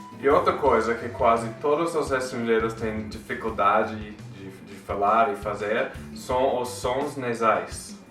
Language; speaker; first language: Portuguese; non-native, fluent; English